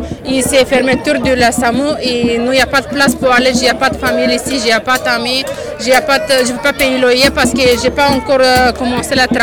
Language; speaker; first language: French; non-native, learner; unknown